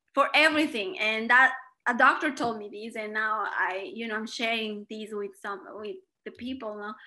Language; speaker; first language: English; non-native, fluent; Spanish